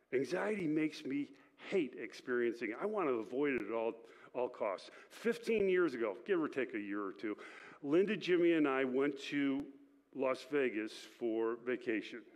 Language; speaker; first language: English; native; English